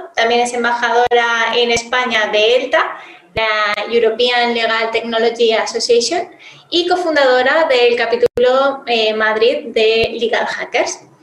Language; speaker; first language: Spanish; native; Spanish